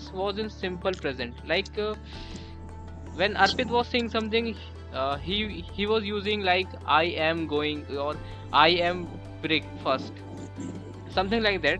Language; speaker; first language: English; non-native, local second language; Hindi